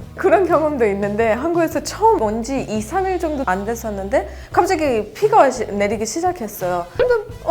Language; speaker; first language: Korean; non-native, fluent; Persian